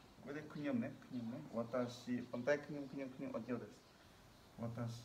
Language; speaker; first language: Japanese; native; Japanese